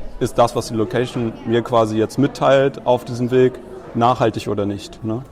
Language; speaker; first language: German; native; German